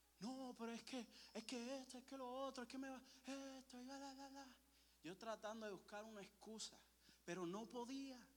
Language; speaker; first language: Spanish; early bilingual, heritage; Spanish